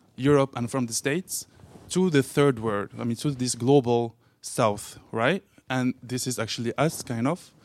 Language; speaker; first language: English; non-native, fluent; Arabic